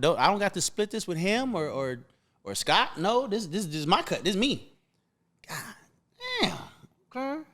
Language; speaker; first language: English; native; English